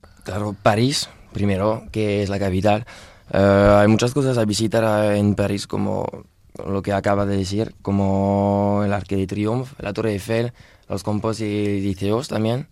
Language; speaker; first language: Spanish; non-native, learner; French